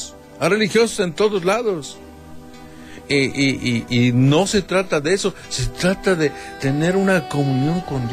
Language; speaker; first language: Spanish; native; Spanish